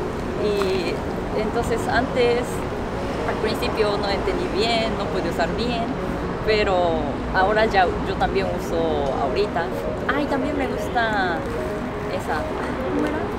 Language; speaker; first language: Spanish; non-native, fluent; Japanese